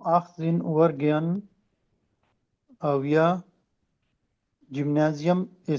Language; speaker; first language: German; non-native, learner; Urdu